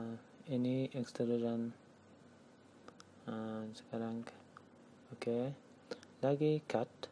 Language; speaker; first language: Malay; non-native, learner; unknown